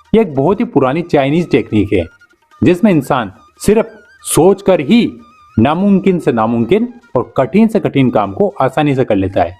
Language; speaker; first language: Hindi; native; Hindi